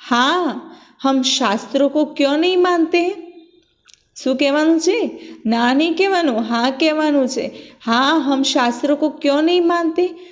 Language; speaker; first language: Hindi; non-native, local second language; Gujarati